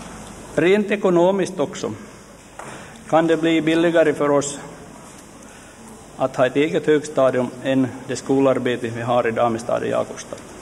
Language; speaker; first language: Swedish; native; Swedish